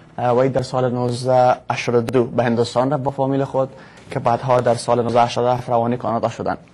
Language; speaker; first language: Persian; native; Persian